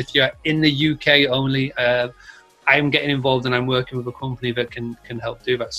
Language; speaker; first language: English; native; English